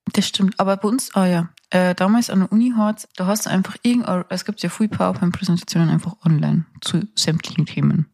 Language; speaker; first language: German; native; German